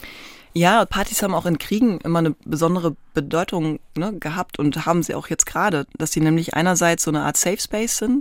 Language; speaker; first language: German; native; German